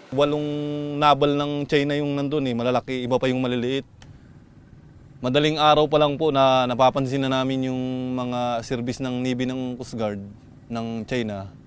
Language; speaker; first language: Filipino; native; Filipino